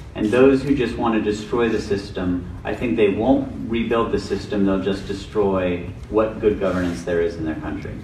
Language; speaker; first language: English; native; English